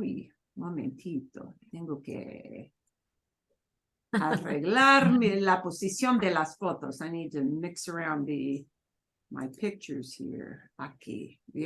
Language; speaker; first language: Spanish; non-native, fluent; English